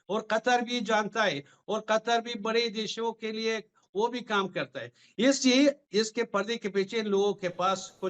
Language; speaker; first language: Hindi; non-native, fluent; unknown